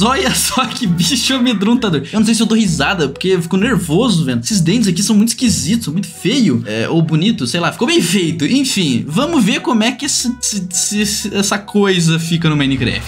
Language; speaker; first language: Portuguese; native; Portuguese